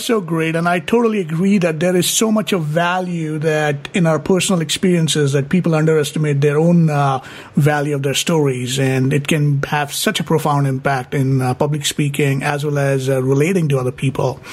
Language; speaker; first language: English; non-native, local second language; Hindi